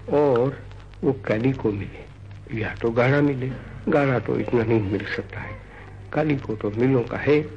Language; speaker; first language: Hindi; non-native, local second language; Gujarati